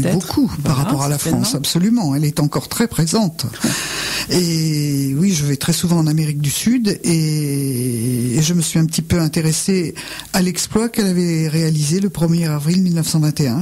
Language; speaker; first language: French; native; French